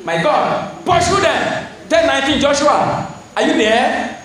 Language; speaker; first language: English; non-native, local second language; Yoruba